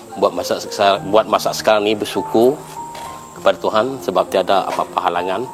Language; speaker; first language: Malay; non-native, local second language; Iban